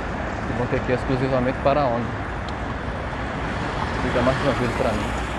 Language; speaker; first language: Portuguese; native; Portuguese